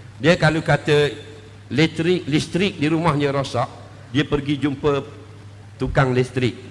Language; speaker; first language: Malay; native; Malay